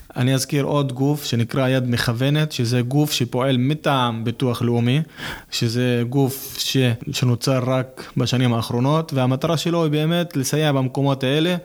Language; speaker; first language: Hebrew; non-native, local second language; Arabic